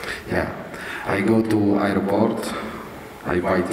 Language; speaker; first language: English; non-native, learner; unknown